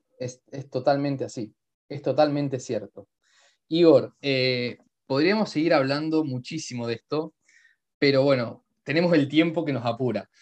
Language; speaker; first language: Spanish; native; Spanish